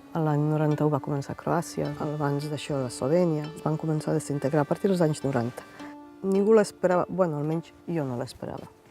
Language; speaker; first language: Catalan; non-native, fluent; Bosnian